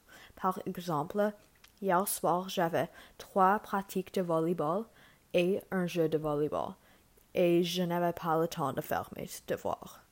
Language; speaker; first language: French; non-native, learner; English